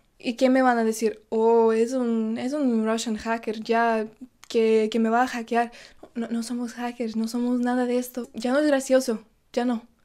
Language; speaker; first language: Spanish; non-native, fluent; Russian